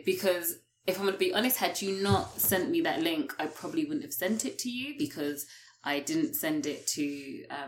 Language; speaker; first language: English; native; English